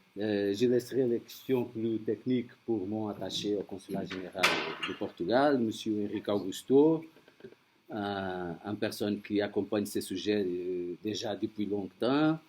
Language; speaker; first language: French; non-native, fluent; Portuguese